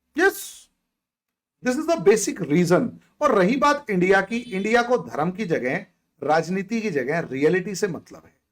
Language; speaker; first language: Hindi; native; Hindi